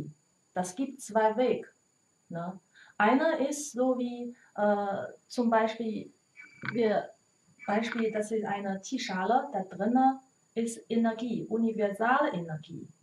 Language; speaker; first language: German; non-native, learner; Chinese